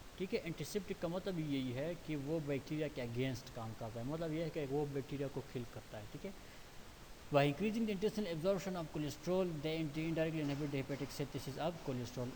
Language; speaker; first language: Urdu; non-native, local second language; Pashto